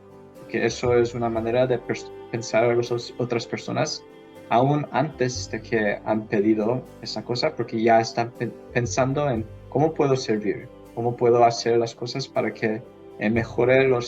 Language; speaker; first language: Spanish; non-native, fluent; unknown